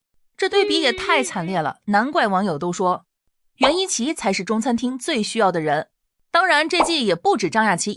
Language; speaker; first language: Chinese; native; Chinese